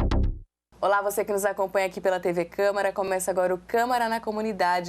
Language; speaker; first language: Portuguese; native; Portuguese